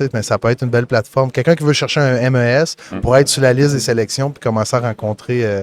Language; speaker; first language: French; native; French